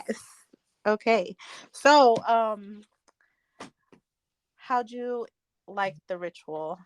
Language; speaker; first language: English; native; English